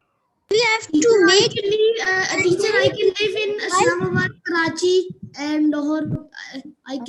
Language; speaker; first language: English; non-native, learner; Urdu